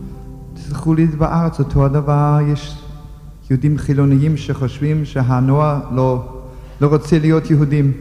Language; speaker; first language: Hebrew; non-native, fluent; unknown